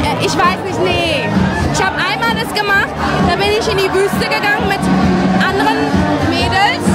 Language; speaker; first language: German; early bilingual, other home language; Arabic